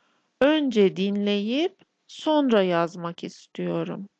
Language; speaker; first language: Turkish; non-native, fluent; Persian